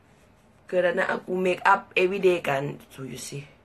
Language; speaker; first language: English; non-native, learner; Thai